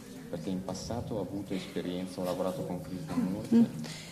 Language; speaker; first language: Italian; native; Italian